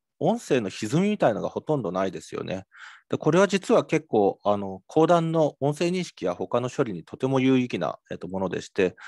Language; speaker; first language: Japanese; native; Japanese